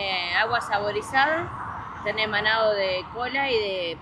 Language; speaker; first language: Spanish; native; Spanish